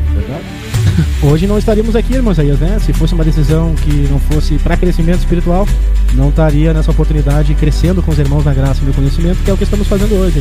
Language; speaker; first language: Portuguese; native; Portuguese